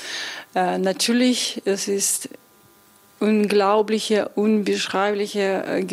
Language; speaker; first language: German; non-native, learner; Belarusian